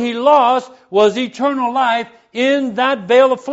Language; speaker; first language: English; native; English